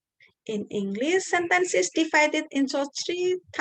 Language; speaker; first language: English; non-native, learner; Indonesian